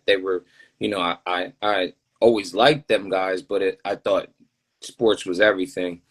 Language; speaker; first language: English; native; English